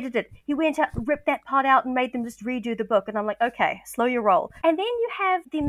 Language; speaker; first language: English; native; English